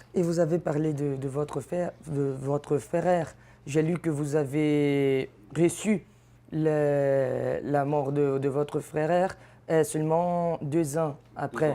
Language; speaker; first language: French; non-native, fluent; Portuguese